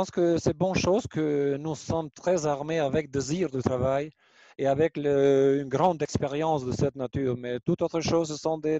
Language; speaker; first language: French; non-native, learner; Albanian